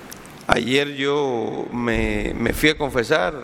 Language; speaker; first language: Spanish; native; Spanish